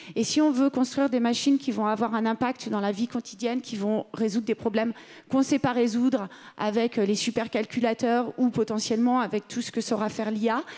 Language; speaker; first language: French; native; French